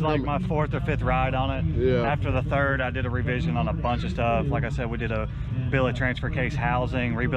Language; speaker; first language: English; native; English